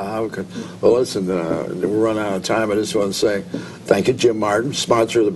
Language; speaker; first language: English; native; English